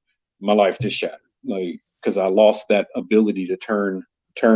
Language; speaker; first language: English; native; English